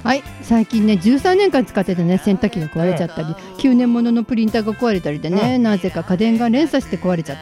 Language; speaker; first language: Japanese; native; Japanese